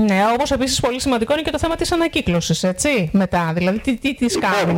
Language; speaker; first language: Greek; native; Greek